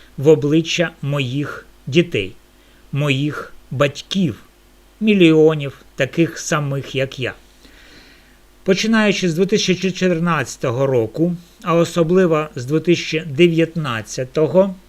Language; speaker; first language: Ukrainian; non-native, local second language; Russian